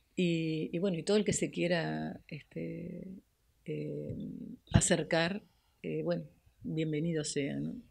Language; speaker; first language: Spanish; native; Spanish